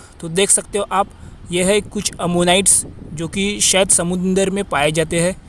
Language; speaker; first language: Hindi; non-native, local second language; Marathi